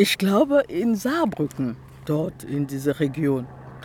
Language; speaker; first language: German; non-native, fluent; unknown